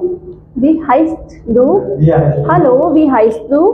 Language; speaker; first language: German; non-native, fluent; Hindi